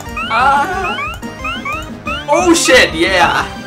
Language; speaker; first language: Spanish; native; Spanish